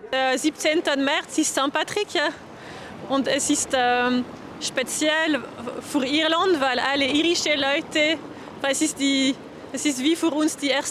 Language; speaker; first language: German; non-native, fluent; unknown